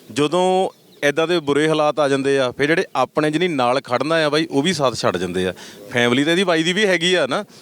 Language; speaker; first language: Punjabi; native; Punjabi